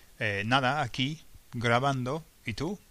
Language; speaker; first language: Spanish; non-native, fluent; English